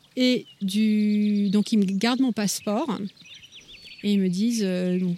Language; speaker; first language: French; native; French